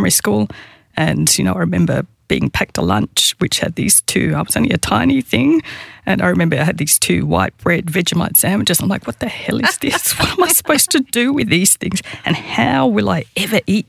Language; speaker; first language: English; native; English